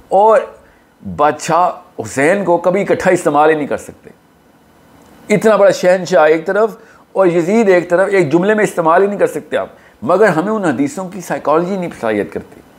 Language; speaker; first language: Urdu; native; Urdu